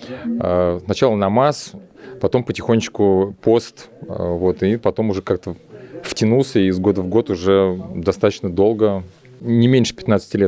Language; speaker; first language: Russian; native; Russian